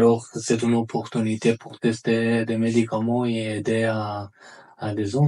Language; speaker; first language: French; non-native, learner; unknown